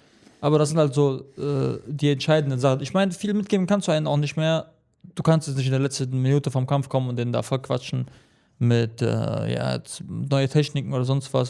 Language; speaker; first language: German; early bilingual, other home language; Chechen